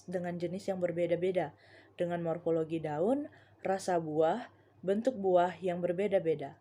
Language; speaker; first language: Indonesian; native; Indonesian